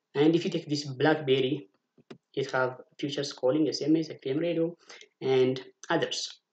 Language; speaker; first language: English; non-native, local second language; Amharic